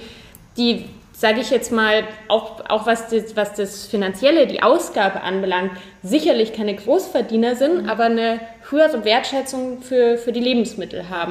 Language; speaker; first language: German; native; German